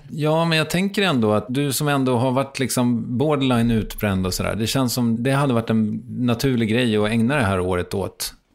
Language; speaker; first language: Swedish; native; Swedish